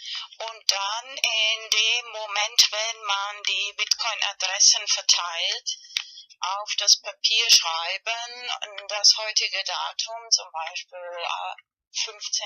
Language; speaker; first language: German; non-native, learner; Spanish